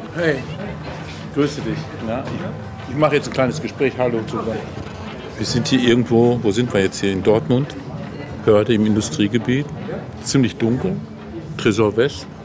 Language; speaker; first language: German; native; German